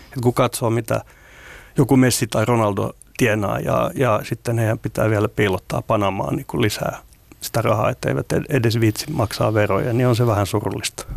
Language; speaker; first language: Finnish; non-native, local second language; Swedish